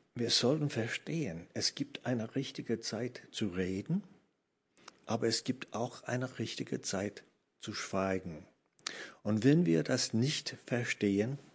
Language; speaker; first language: German; non-native, fluent; English